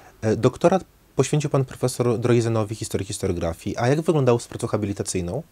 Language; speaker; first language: Polish; native; Polish